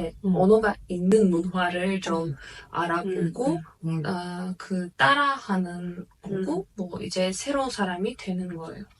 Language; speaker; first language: Korean; non-native, fluent; Azerbaijani